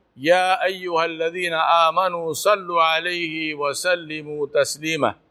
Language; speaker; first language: Arabic; non-native, fluent; Urdu